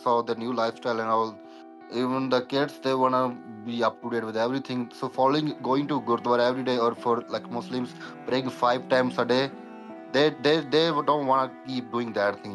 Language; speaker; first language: English; non-native, local second language; Punjabi